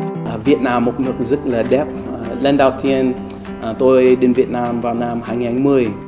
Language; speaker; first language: Vietnamese; non-native, learner; English